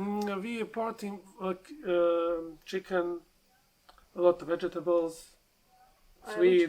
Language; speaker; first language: English; non-native, learner; Serbian